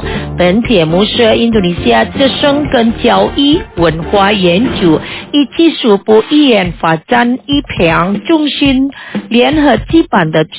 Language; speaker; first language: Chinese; non-native, fluent; Indonesian